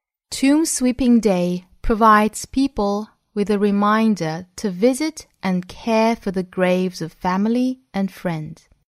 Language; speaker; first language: English; non-native, fluent; Chinese